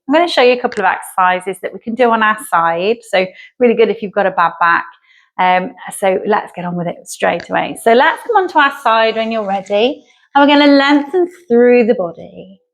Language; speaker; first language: English; native; English